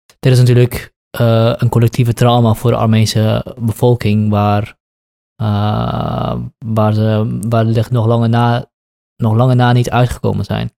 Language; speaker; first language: Dutch; early bilingual, other home language; Kurdish